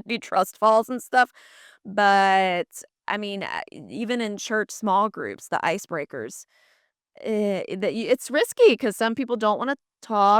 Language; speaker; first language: English; native; English